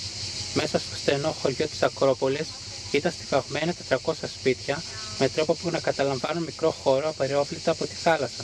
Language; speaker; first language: Greek; native; Greek